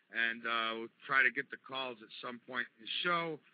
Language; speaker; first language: English; native; English